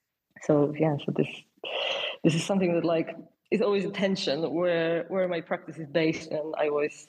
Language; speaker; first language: English; non-native, fluent; Polish